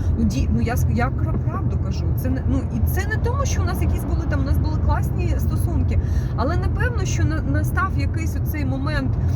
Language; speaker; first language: Ukrainian; non-native, local second language; Russian